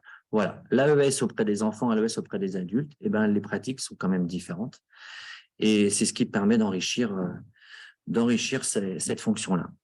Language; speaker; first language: French; native; French